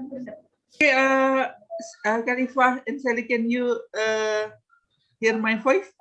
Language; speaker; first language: English; non-native, fluent; Indonesian